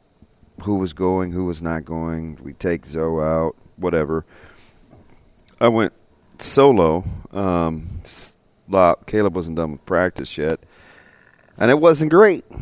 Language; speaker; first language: English; native; English